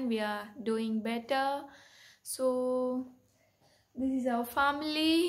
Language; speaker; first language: English; non-native, local second language; Kannada